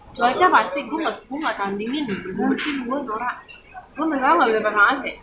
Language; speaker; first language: Indonesian; early bilingual, other home language; German